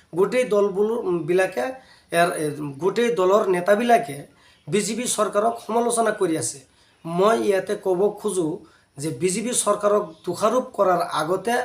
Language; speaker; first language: Assamese; non-native, local second language; Bangla